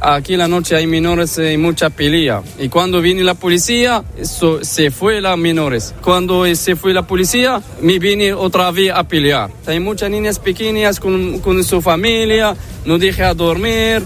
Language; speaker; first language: Spanish; non-native, learner; Arabic